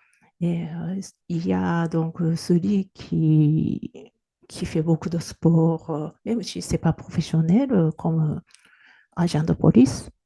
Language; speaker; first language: French; non-native, fluent; Japanese